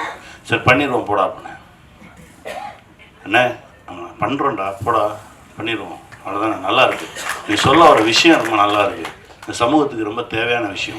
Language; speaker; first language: Tamil; native; Tamil